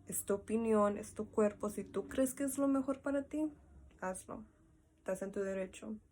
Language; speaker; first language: Spanish; early bilingual, heritage; Spanish